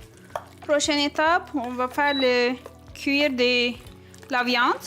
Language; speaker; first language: French; non-native, learner; Turkish